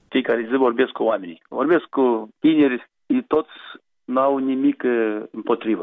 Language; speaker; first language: Romanian; non-native, local second language; Gagauz